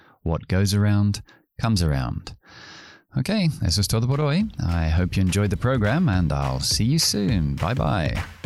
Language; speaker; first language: English; native; English